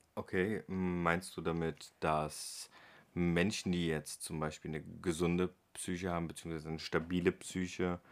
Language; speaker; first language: German; native; German